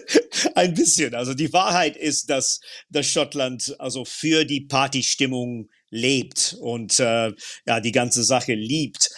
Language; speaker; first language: German; non-native, fluent; English